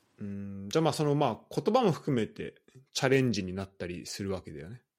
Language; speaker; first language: Japanese; native; Japanese